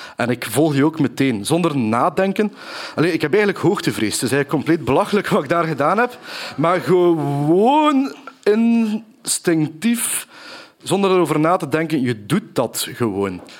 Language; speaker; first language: Dutch; native; Dutch